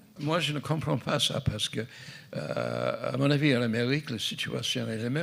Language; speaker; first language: French; non-native, fluent; English